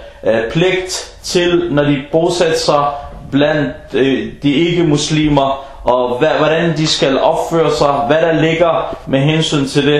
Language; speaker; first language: Danish; early bilingual, other home language; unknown